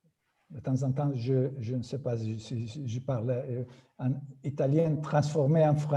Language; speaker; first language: French; non-native, fluent; Italian